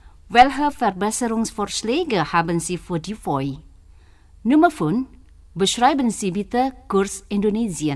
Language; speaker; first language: German; non-native, fluent; Indonesian